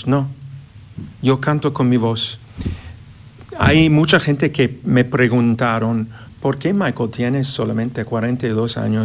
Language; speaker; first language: Spanish; non-native, fluent; English